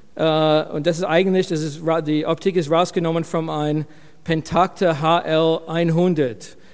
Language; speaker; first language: German; non-native, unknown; English